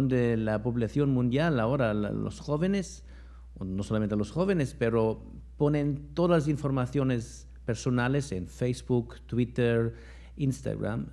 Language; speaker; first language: Spanish; non-native, fluent; German